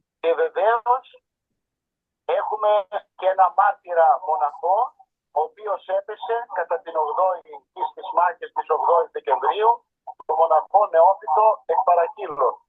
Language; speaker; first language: Greek; native; Greek